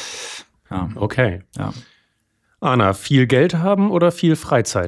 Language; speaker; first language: German; native; German